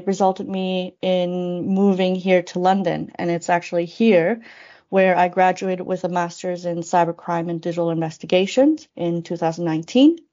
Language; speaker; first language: English; non-native, fluent; Spanish